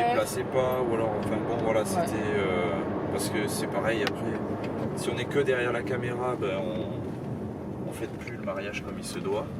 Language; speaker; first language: French; native; French